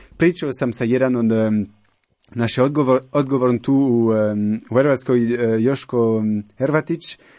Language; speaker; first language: Croatian; non-native, learner; French